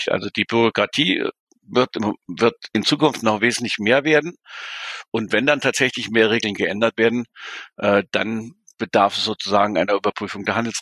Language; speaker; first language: German; native; German